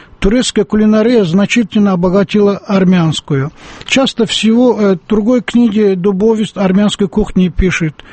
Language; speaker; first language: Russian; non-native, local second language; Azerbaijani